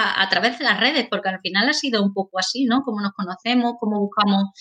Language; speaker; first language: Spanish; native; Spanish